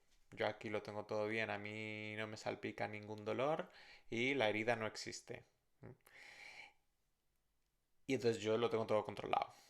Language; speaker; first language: Spanish; native; Spanish